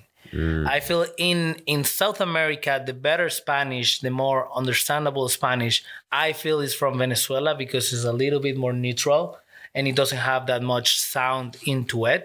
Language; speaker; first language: English; non-native, fluent; Spanish